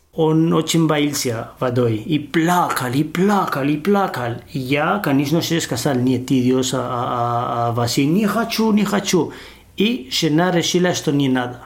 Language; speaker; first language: Russian; non-native, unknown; Spanish